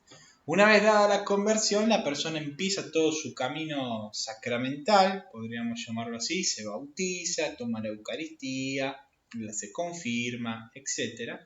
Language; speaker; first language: Spanish; native; Spanish